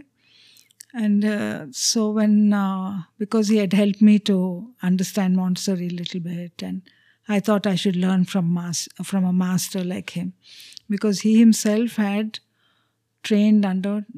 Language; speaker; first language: English; non-native, local second language; Telugu